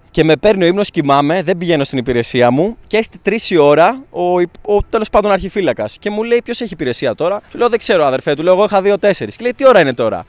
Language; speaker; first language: Greek; early bilingual, other home language; Albanian